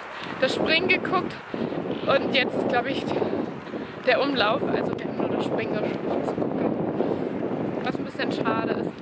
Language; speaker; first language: German; native; German